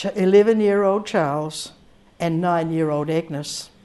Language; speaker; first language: English; native; English